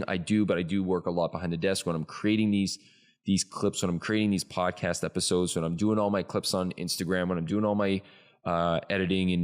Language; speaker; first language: English; native; English